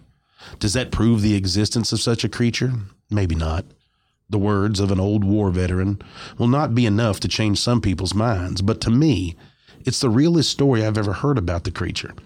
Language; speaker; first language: English; native; English